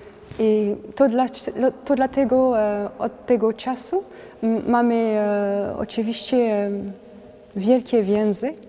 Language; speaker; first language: Polish; non-native, learner; French